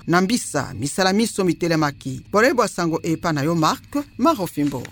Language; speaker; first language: Lingala; native; Lingala